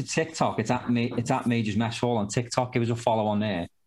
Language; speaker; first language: English; native; English